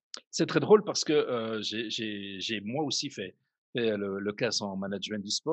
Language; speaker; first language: French; native; French